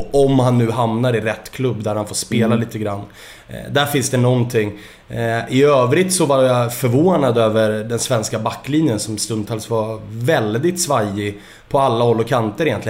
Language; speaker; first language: Swedish; native; Swedish